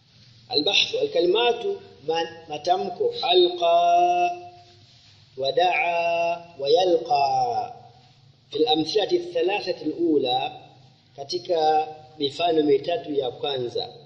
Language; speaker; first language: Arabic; non-native, fluent; Swahili